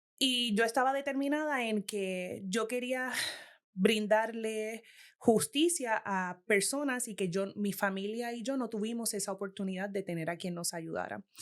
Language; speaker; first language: Spanish; native; Spanish